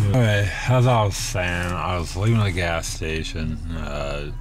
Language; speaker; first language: English; native; English